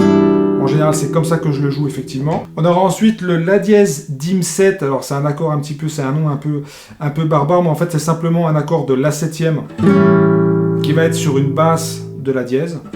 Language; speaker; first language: French; native; French